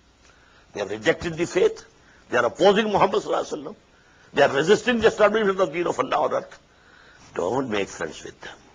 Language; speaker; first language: English; non-native, local second language; Urdu